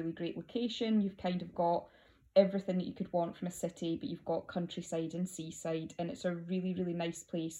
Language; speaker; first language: English; native; English